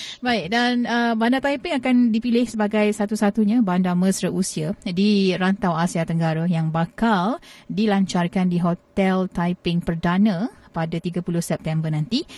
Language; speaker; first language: Malay; native; Malay